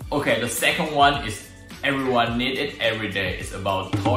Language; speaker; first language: English; non-native, learner; Chinese